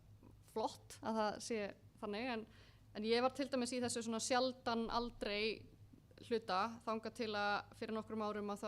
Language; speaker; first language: Icelandic; native; Icelandic